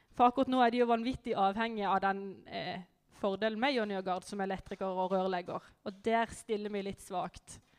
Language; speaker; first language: Norwegian; native; Norwegian